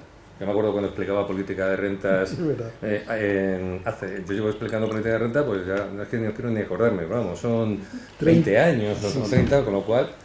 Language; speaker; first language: Spanish; native; Spanish